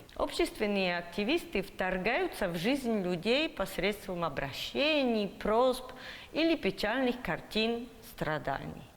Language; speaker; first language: Russian; non-native, fluent; Slovak